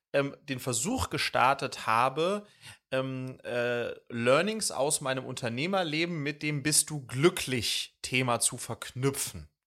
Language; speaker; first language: German; early bilingual, other home language; Swedish